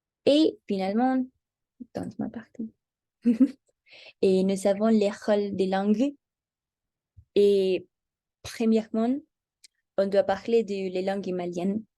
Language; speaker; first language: French; non-native, learner; Spanish